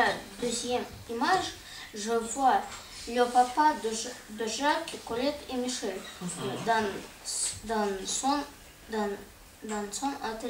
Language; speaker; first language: French; non-native, learner; Russian